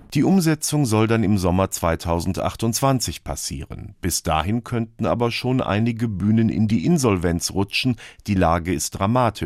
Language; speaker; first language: German; native; German